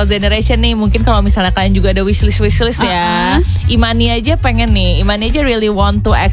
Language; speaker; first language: English; non-native, learner; Indonesian